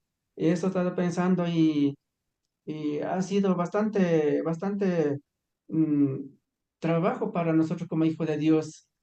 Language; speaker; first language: Spanish; non-native, local second language; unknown